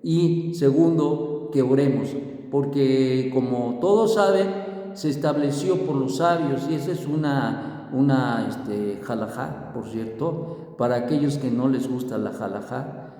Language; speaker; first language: Spanish; native; Spanish